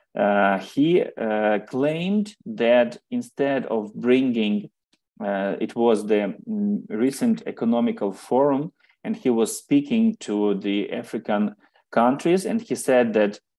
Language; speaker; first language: English; non-native, fluent; Ukrainian